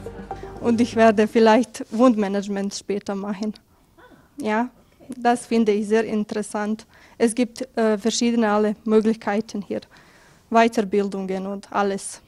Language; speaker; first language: German; non-native, fluent; Bosnian